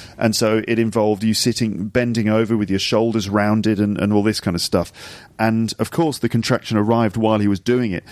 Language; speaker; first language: English; native; English